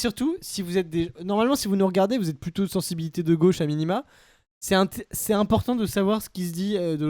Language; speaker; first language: French; native; French